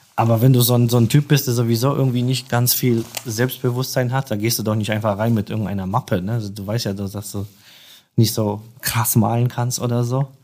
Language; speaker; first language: German; non-native, fluent; Polish